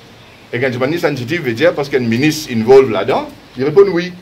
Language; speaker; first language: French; non-native, local second language; Morisyen